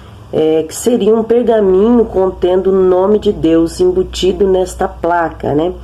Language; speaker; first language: Portuguese; native; Portuguese